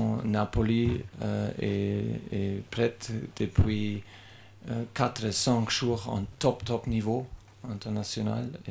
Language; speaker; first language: French; non-native, learner; German